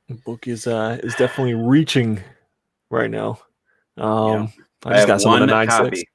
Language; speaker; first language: English; native; English